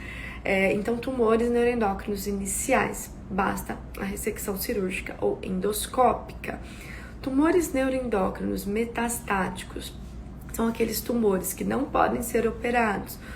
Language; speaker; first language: Portuguese; native; Portuguese